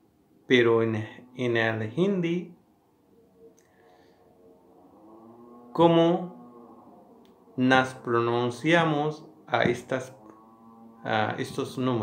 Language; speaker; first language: Spanish; non-native, learner; Hindi